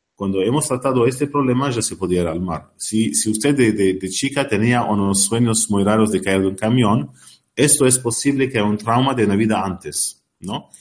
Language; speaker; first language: Spanish; non-native, learner; Arabic